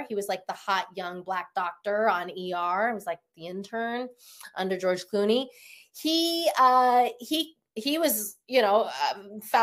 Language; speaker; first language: English; native; English